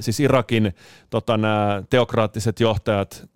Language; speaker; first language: Finnish; early bilingual, other home language; Italian